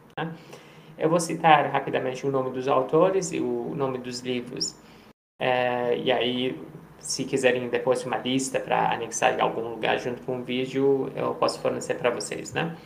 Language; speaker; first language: Portuguese; non-native, fluent; Persian